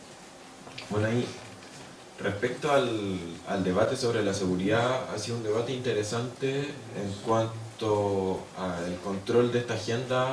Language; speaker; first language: Spanish; native; Spanish